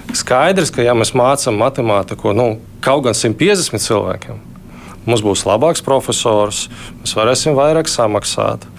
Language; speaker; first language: Latvian; non-native, local second language; Russian